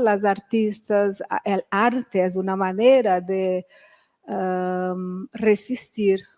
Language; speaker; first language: Spanish; non-native, fluent; Portuguese